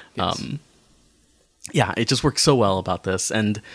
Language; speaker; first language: English; native; English